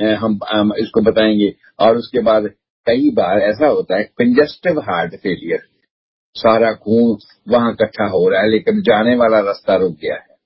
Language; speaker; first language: Hindi; non-native, local second language; Punjabi